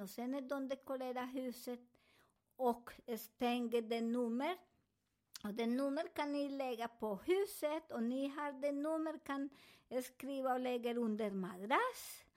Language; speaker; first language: Swedish; non-native, learner; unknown